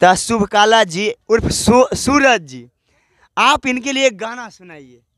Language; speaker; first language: Hindi; native; Hindi